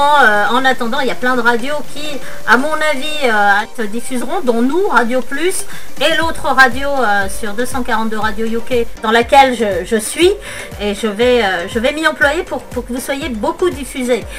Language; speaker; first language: French; native; French